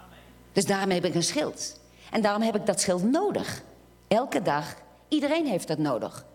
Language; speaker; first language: Dutch; non-native, fluent; Portuguese